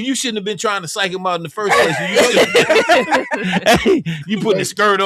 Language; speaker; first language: English; native; English